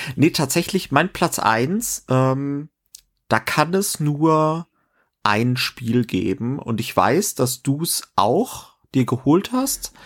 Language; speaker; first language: German; native; German